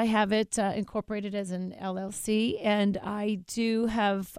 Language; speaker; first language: English; native; English